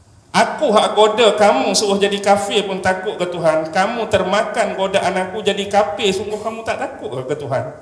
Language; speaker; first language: Malay; native; Malay